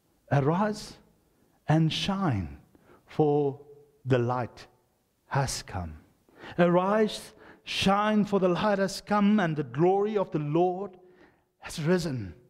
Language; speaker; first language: English; non-native, local second language; Afrikaans